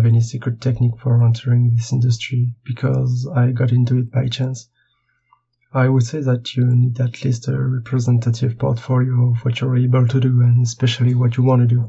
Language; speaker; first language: English; non-native, fluent; French